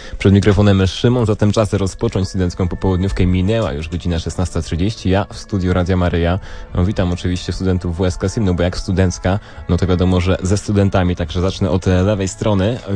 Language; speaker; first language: Polish; native; Polish